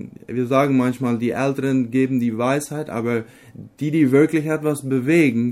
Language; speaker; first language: German; non-native, local second language; Low German